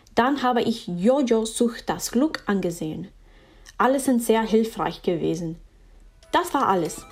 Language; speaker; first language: German; non-native, fluent; English